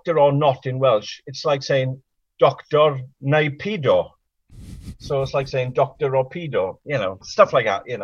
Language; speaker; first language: English; non-native, local second language; Welsh